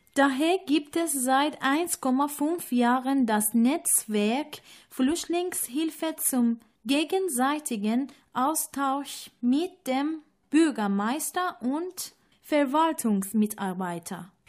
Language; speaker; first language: German; non-native, fluent; Persian